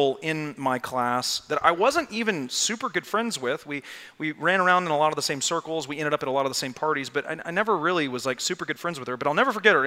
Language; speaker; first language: English; native; English